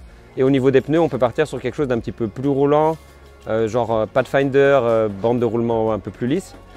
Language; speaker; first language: French; native; French